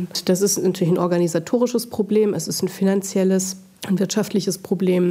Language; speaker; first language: German; native; German